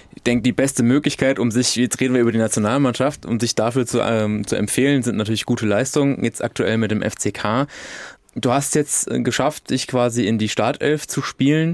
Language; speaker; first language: German; native; German